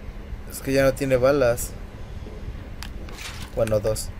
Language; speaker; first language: Spanish; native; Spanish